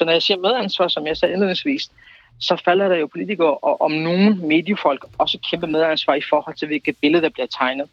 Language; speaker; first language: Danish; early bilingual, other home language; Kurdish